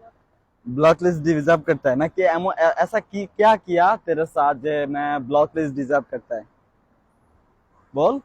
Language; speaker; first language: Hindi; non-native, learner; Bangla